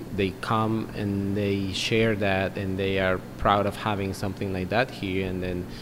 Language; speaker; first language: English; non-native, fluent; Spanish